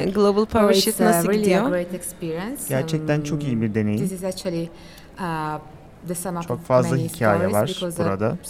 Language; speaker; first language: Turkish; non-native, learner; Italian